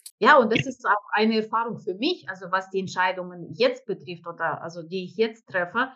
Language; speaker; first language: German; non-native, fluent; Russian